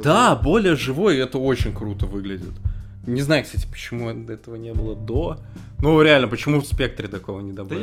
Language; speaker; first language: Russian; native; Russian